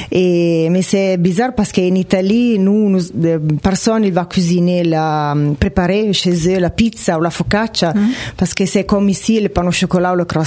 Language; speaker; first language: French; non-native, fluent; Italian